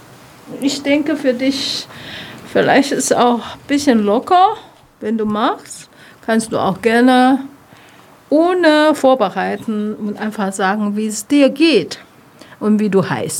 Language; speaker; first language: German; non-native, learner; Chinese